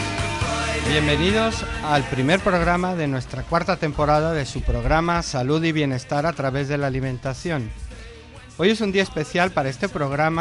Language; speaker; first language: Spanish; native; Spanish